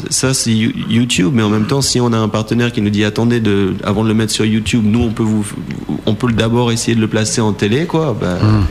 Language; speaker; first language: French; early bilingual, heritage; French